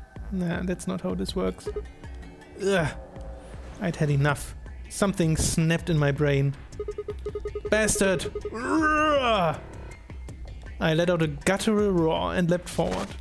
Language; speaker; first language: English; non-native, fluent; German